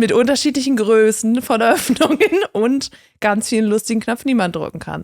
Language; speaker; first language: German; native; German